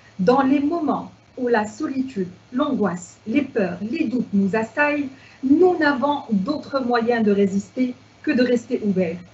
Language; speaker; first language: French; non-native, local second language; Arabic